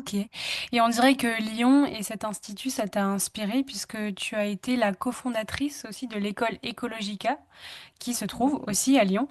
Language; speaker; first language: French; native; French